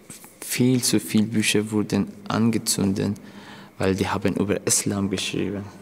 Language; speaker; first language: German; non-native, learner; Persian